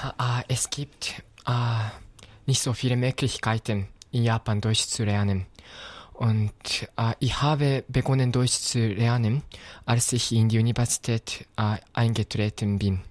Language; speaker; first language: German; non-native, fluent; Japanese